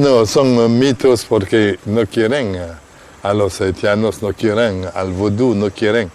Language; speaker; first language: Spanish; non-native, fluent; Haitian Creole